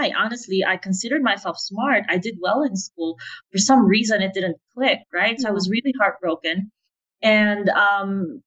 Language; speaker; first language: English; non-native, local second language; Filipino